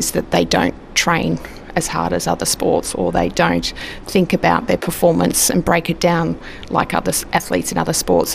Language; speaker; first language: English; native; English